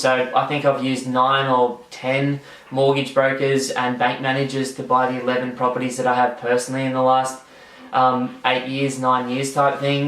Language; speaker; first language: English; native; English